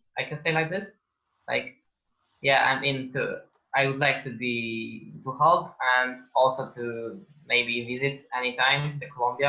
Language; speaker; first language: English; non-native, learner; Polish